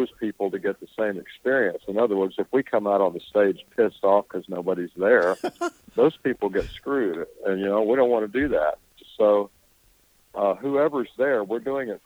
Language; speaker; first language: English; native; English